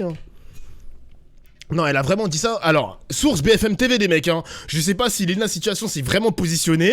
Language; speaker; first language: French; native; French